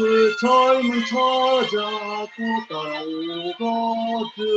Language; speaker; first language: Korean; native; Korean